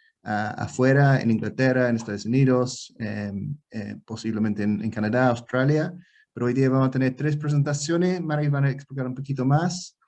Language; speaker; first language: Spanish; non-native, fluent; English